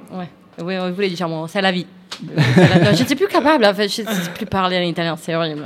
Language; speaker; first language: French; non-native, fluent; Italian